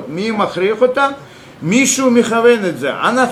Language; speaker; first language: Hebrew; non-native, fluent; Russian